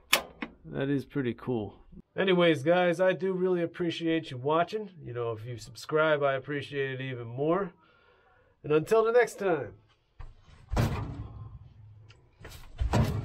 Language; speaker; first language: English; native; English